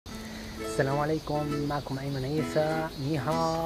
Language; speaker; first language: Arabic; native; Arabic